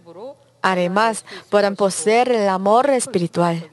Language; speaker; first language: Spanish; non-native, learner; Korean